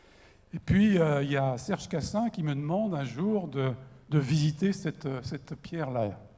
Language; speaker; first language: French; native; French